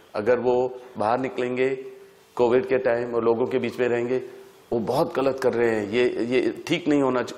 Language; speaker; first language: Hindi; native; Hindi